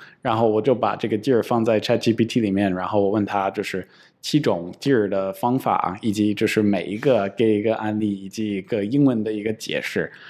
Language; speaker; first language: Chinese; non-native, fluent; English